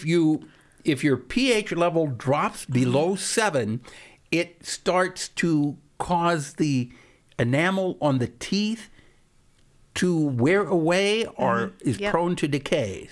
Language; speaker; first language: English; native; English